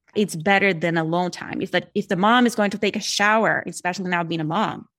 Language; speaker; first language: English; non-native, fluent; Portuguese